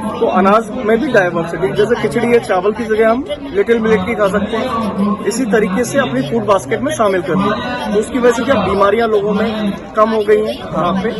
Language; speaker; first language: Hindi; native; Hindi